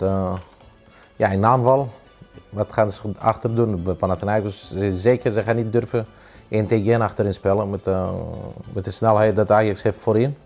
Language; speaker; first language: Dutch; non-native, fluent; Greek